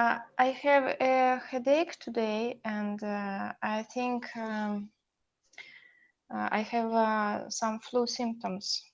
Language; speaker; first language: English; non-native, learner; Russian